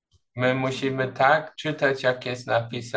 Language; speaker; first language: Polish; non-native, learner; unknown